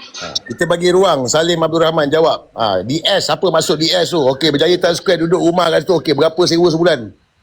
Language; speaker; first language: Malay; native; Malay